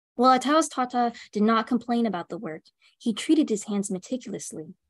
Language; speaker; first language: English; native; English